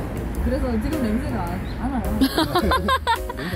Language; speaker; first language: Korean; non-native, fluent; Indonesian